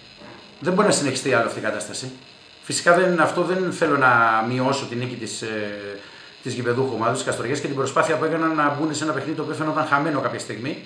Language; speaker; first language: Greek; native; Greek